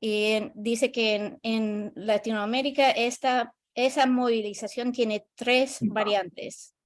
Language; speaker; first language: Spanish; non-native, learner; English